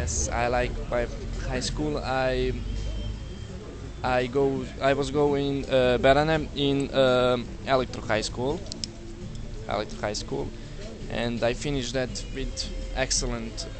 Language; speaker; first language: English; non-native, learner; Serbian